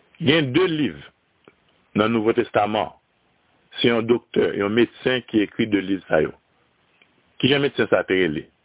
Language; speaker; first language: French; non-native, local second language; Haitian Creole